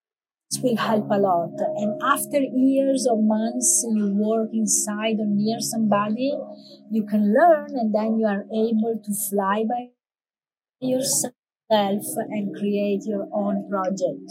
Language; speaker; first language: English; non-native, learner; Italian